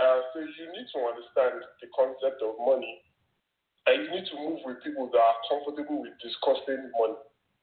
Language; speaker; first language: English; non-native, local second language; Yoruba